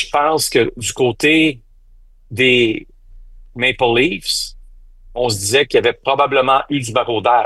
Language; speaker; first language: French; native; French